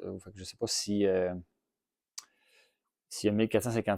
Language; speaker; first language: French; native; French